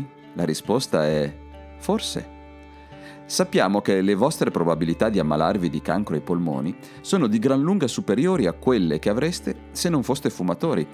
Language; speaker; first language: Italian; native; Italian